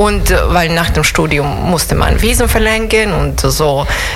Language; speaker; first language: German; non-native, fluent; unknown